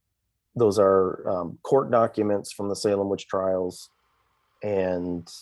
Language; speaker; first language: English; native; English